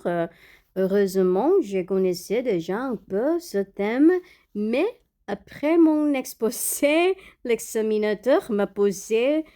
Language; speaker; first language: French; non-native, learner; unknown